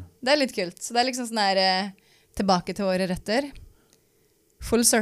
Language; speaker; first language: Norwegian; native; Norwegian